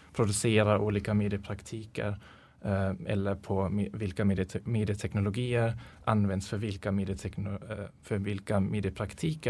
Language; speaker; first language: Swedish; non-native, fluent; German